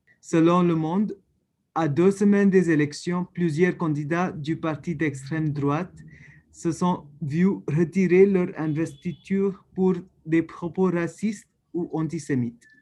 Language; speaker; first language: French; non-native, learner; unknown